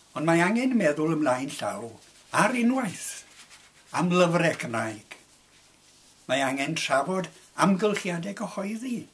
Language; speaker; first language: Welsh; non-native, local second language; English